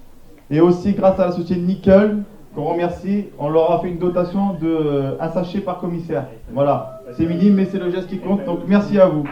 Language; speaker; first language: French; native; French